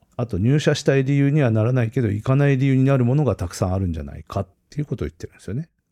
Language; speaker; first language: Japanese; native; Japanese